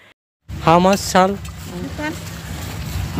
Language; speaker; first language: English; non-native, learner; Bangla